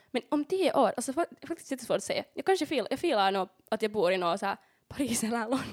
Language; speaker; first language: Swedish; native; Swedish